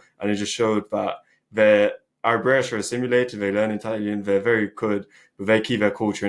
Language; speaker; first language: English; early bilingual, other home language; Albanian